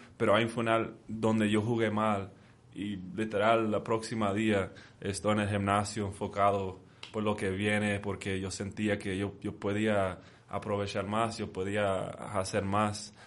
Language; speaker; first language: Spanish; early bilingual, heritage; Spanish